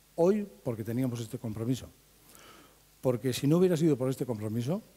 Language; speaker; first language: Spanish; native; Spanish